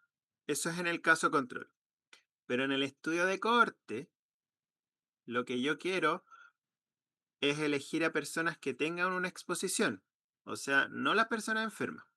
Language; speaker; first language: Spanish; native; Spanish